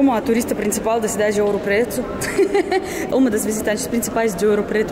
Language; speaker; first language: Portuguese; non-native, fluent; Russian